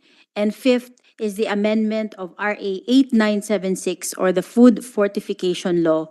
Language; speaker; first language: English; non-native, local second language; Filipino